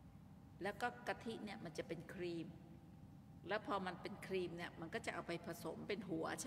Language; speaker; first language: Thai; native; Thai